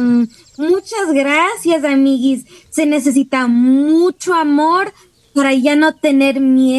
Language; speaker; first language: Spanish; early bilingual, other home language; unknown